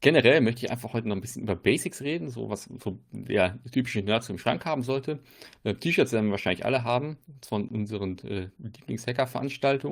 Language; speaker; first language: German; native; German